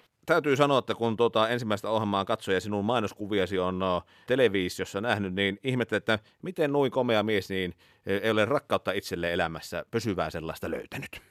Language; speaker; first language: Finnish; native; Finnish